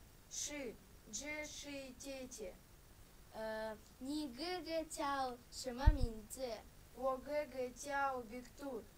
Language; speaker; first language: Chinese; non-native, learner; Kyrgyz